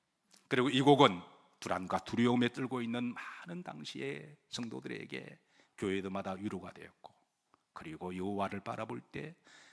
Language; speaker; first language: Korean; native; Korean